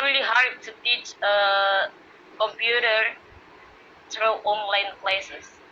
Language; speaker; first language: English; non-native, learner; Indonesian